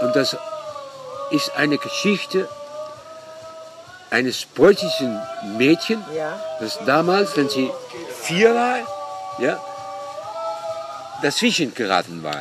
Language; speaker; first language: German; non-native, fluent; Dutch